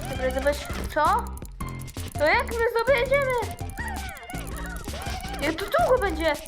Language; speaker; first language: Polish; early bilingual, other home language; Ukrainian